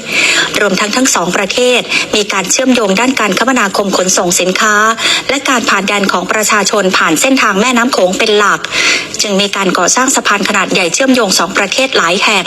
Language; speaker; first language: Thai; native; Thai